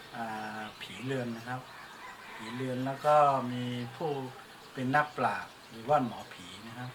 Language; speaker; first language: Thai; non-native, local second language; Hmong